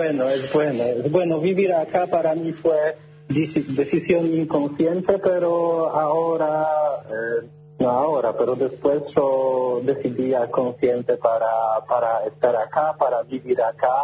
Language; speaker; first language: Spanish; non-native, learner; Polish